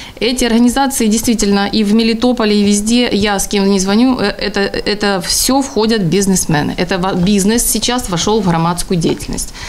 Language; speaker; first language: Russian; native; Russian